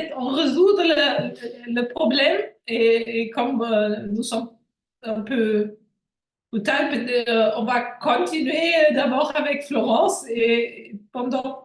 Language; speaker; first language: French; non-native, fluent; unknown